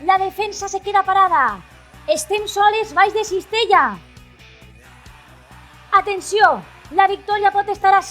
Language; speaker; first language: Catalan; native; Catalan